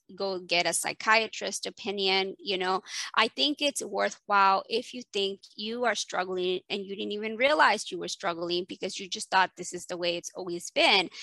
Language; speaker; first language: English; early bilingual, other home language; Spanish